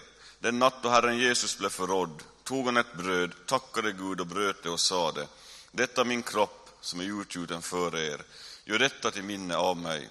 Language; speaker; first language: Swedish; native; Swedish